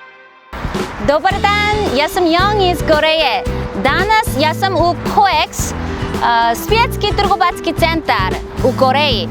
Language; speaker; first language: Bosnian; non-native, learner; Korean